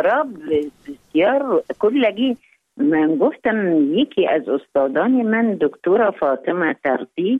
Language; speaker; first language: Persian; non-native, fluent; Arabic